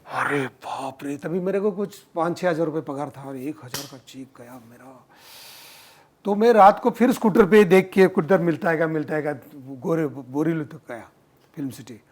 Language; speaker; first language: Hindi; non-native, local second language; Marathi